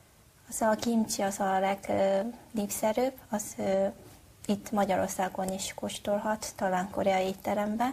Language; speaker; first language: Hungarian; non-native, learner; Korean